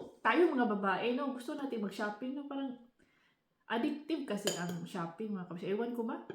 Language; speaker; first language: Filipino; non-native, local second language; Cebuano